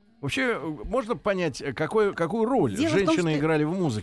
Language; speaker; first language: Russian; native; Russian